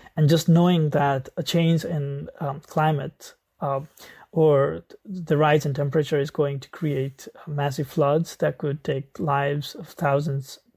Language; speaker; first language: English; non-native, local second language; Nepali